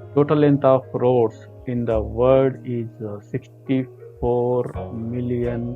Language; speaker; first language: English; non-native, local second language; Kannada